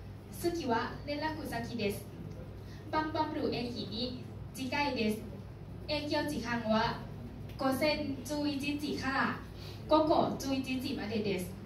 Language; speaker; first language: Japanese; non-native, learner; Thai